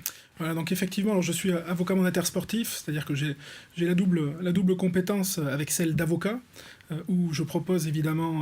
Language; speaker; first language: French; native; French